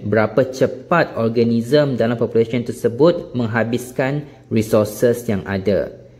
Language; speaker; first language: Malay; native; Malay